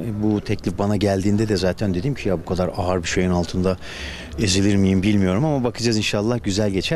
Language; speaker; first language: Turkish; native; Turkish